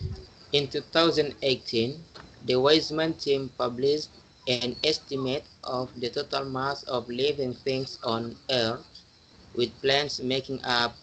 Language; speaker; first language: English; non-native, learner; Indonesian